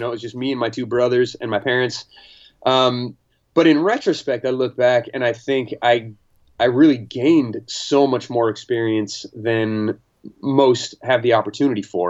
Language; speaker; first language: English; native; English